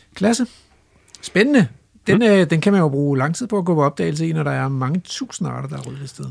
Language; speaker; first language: Danish; native; Danish